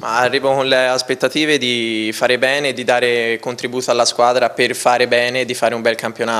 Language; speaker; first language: Italian; native; Italian